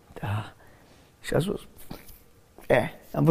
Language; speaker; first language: Romanian; non-native, learner; English